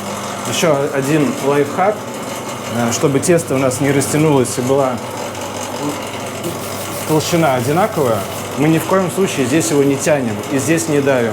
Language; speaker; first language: Russian; native; Russian